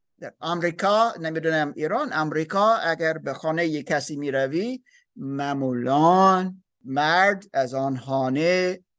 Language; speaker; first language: Persian; non-native, learner; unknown